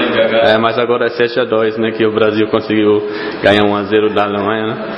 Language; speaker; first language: Portuguese; non-native, fluent; German